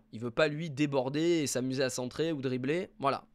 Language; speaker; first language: French; native; French